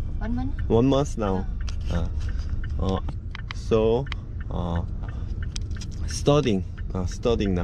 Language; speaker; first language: English; non-native, learner; Korean